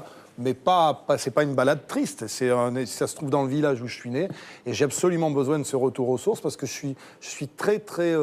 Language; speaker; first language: French; native; French